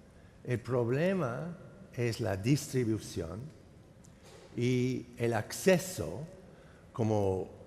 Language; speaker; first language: Spanish; non-native, fluent; English